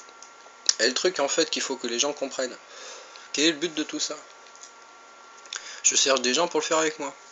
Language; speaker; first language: French; native; French